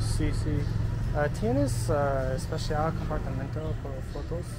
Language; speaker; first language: Spanish; non-native, learner; English